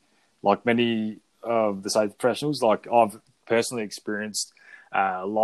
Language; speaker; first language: English; native; English